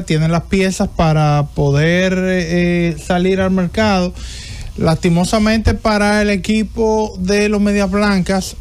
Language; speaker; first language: Spanish; native; Spanish